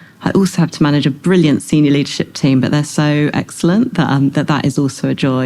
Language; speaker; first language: English; native; English